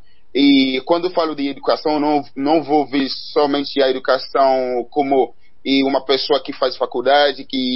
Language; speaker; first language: Portuguese; non-native, learner; Haitian Creole